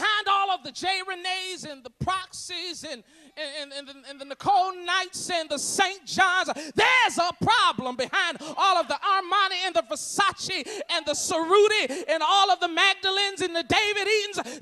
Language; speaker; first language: English; native; English